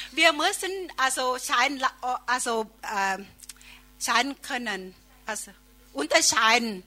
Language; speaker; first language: German; non-native, learner; Thai